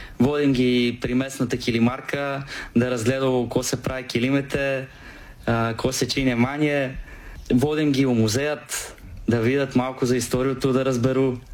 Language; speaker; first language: Bulgarian; native; Bulgarian